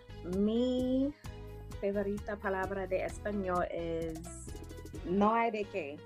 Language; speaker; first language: Spanish; non-native, learner; English